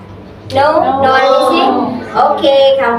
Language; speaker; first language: English; non-native, learner; Indonesian